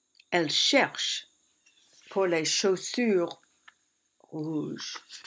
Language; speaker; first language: French; non-native, learner; English